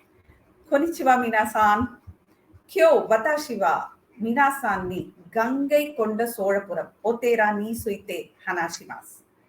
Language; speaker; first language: Japanese; non-native, learner; Tamil